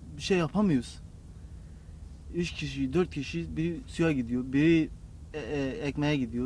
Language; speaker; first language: Turkish; non-native, local second language; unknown